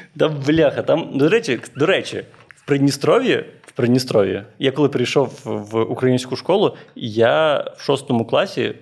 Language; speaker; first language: Ukrainian; native; Ukrainian